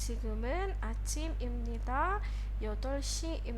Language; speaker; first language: Korean; non-native, fluent; Indonesian